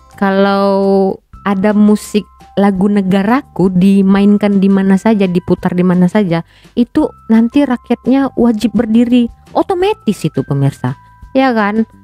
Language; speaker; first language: Indonesian; native; Indonesian